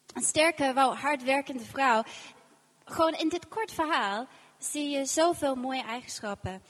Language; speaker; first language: Dutch; non-native, fluent; English